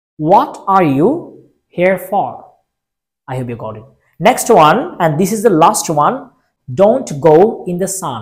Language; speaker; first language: English; non-native, local second language; Bangla